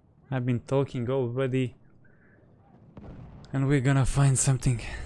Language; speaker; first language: English; non-native, fluent; Bosnian